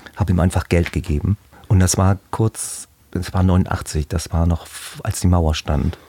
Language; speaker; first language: German; native; German